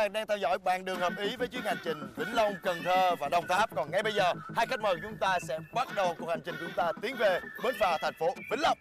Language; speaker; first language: Vietnamese; native; Vietnamese